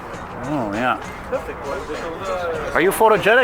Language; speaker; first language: English; native; English